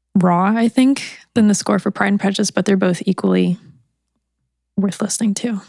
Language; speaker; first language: English; native; English